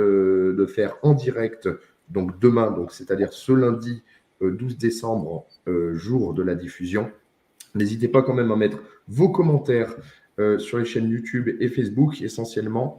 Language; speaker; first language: French; native; French